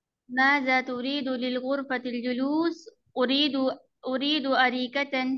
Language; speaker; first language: Arabic; non-native, learner; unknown